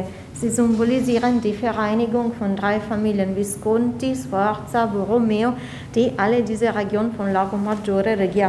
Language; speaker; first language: German; non-native, fluent; Italian